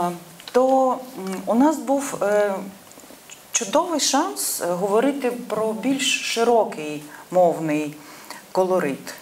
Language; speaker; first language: Ukrainian; non-native, local second language; Russian